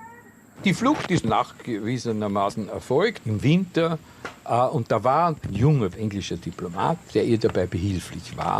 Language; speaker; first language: German; native; German